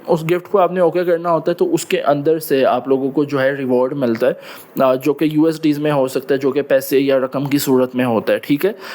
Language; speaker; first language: Urdu; non-native, local second language; Punjabi